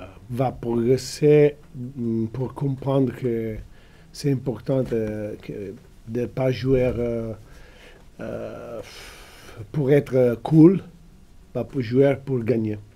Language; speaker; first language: French; non-native, fluent; Italian